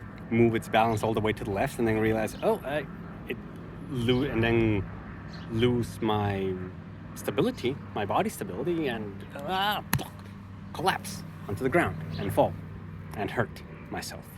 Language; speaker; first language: English; non-native, fluent; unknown